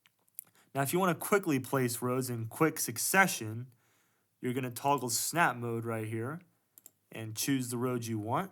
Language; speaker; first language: English; native; English